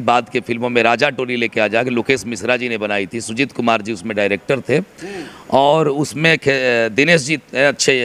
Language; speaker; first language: Hindi; native; Hindi